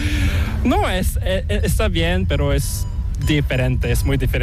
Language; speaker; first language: Spanish; non-native, learner; Korean